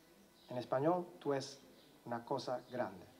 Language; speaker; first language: Spanish; non-native, learner; Italian